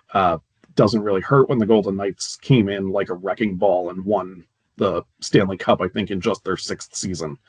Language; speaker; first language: English; native; English